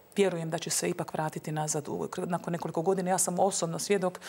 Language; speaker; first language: Croatian; native; Croatian